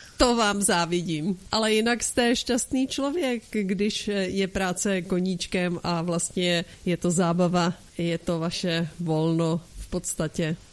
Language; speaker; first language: Czech; native; Czech